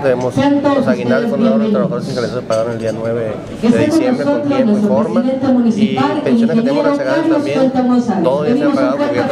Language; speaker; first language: Spanish; native; Spanish